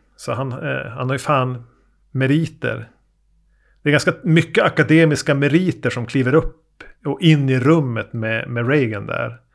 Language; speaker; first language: Swedish; native; Swedish